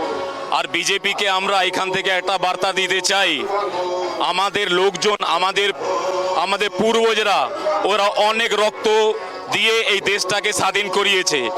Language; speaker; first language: Bangla; non-native, local second language; Punjabi